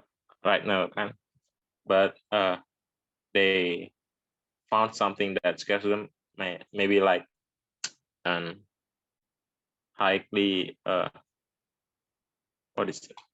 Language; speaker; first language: English; non-native, learner; Indonesian